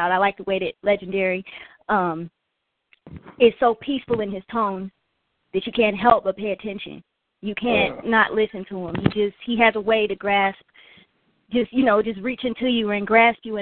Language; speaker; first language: English; native; English